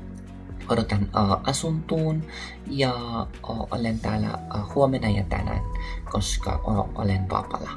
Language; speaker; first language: Finnish; non-native, learner; Filipino